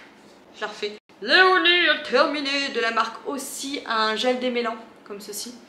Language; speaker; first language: French; native; French